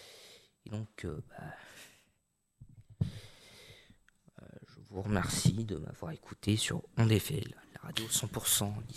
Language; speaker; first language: French; native; French